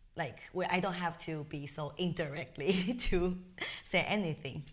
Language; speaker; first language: English; non-native, fluent; Chinese